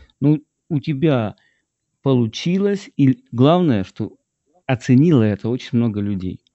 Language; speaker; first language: Russian; native; Russian